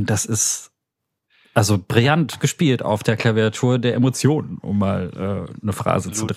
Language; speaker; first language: German; native; German